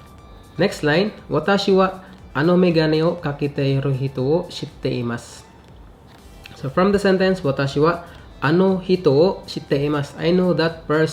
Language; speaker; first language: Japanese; non-native, fluent; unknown